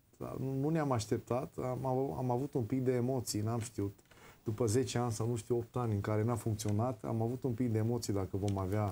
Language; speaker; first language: Romanian; non-native, local second language; Hungarian